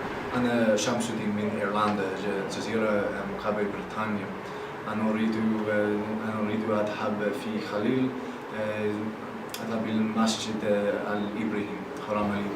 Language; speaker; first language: Arabic; non-native, learner; English